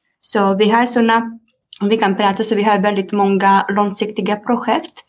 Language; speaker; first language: Swedish; non-native, fluent; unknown